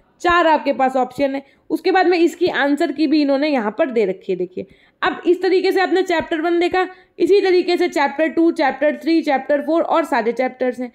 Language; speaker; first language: Hindi; native; Hindi